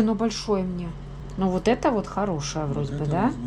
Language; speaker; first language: Russian; native; Russian